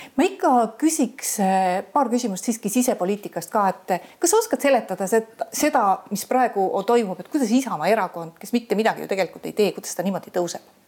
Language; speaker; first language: Estonian; native; Estonian